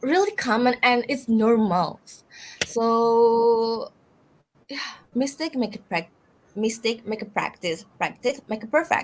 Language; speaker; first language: English; non-native, learner; Indonesian